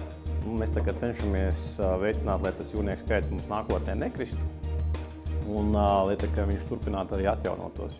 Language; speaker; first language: Latvian; native; Latvian